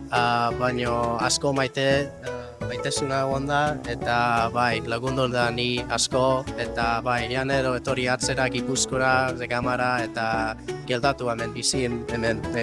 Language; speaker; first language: Basque; early bilingual, heritage; English